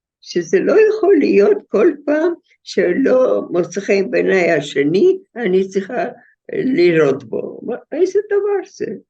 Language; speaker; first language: Hebrew; non-native, fluent; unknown